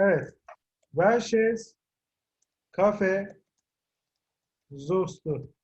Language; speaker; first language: German; non-native, fluent; Turkish